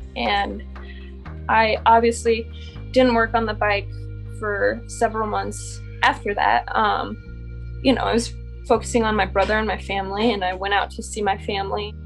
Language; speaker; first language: English; native; English